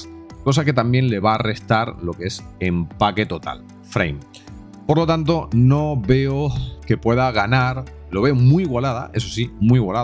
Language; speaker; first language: Spanish; native; Spanish